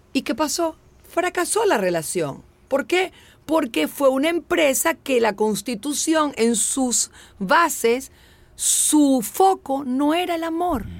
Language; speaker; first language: Spanish; native; Spanish